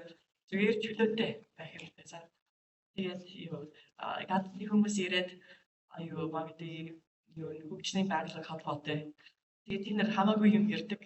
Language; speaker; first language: Mongolian; non-native, fluent; English